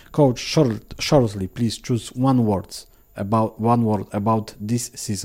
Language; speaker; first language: English; non-native, learner; Polish